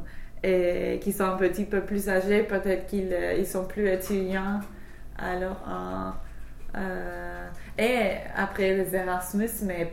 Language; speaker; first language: French; non-native, fluent; English